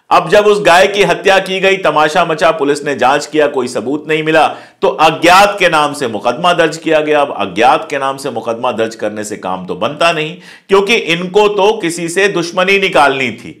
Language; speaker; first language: Hindi; native; Hindi